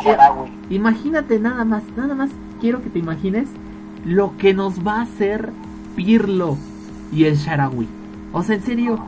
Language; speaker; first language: Spanish; native; Spanish